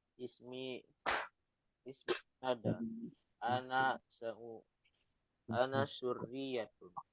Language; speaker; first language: Arabic; non-native, learner; Indonesian